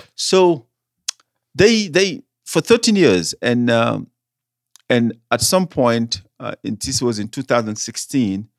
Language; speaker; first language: English; non-native, fluent; Wolof